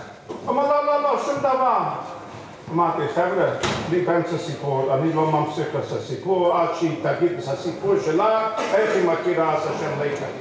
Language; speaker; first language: Hebrew; non-native, fluent; English